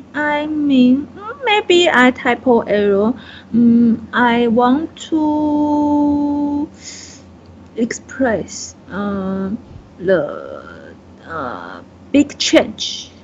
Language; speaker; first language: English; non-native, learner; Chinese